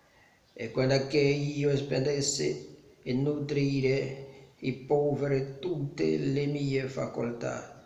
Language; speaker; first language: Italian; non-native, learner; Portuguese